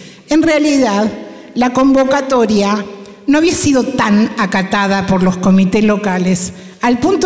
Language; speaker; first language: Spanish; native; Spanish